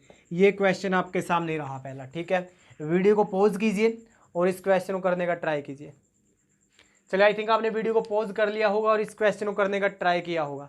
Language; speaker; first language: Hindi; native; Hindi